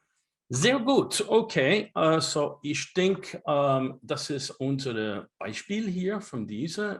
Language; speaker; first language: German; non-native, learner; English